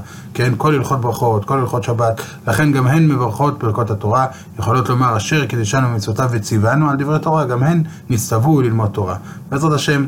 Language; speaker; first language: Hebrew; native; Hebrew